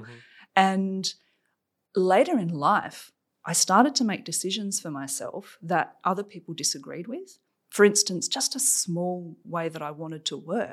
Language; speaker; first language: English; native; English